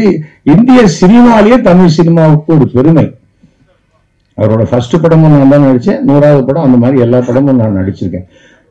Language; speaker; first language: Tamil; native; Tamil